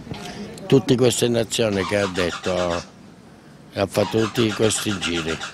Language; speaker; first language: Italian; early bilingual, heritage; German